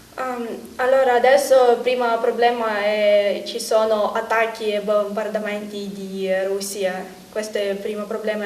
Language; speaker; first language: Italian; non-native, learner; Ukrainian